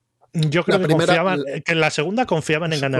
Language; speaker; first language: Spanish; native; Spanish